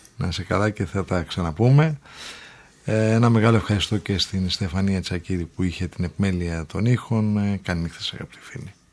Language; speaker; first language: Greek; native; Greek